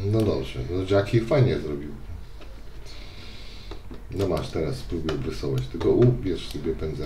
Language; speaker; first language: Polish; native; Polish